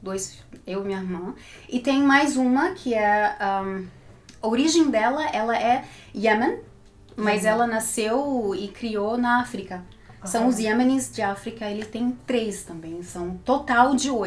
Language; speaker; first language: Portuguese; early bilingual, heritage; Portuguese